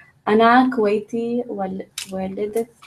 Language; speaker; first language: Arabic; non-native, learner; English